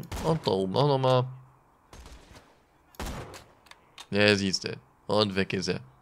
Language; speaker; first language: German; native; German